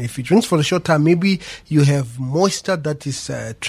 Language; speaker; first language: English; non-native, local second language; Venda